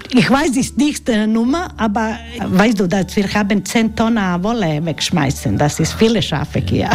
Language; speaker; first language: German; non-native, learner; Croatian